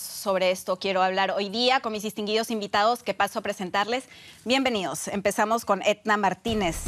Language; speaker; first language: Spanish; native; Spanish